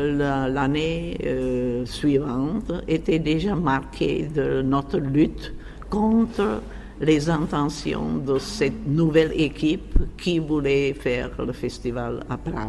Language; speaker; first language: French; non-native, fluent; Czech